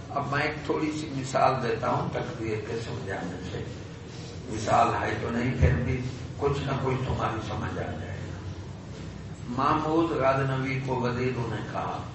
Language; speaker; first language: Urdu; non-native, local second language; Punjabi